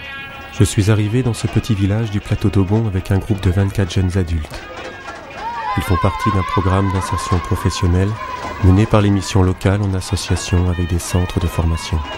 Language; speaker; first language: French; native; French